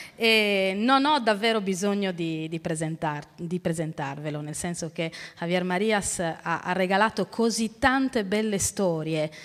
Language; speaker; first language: Italian; native; Italian